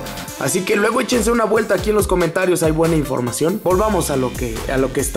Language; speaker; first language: Spanish; native; Spanish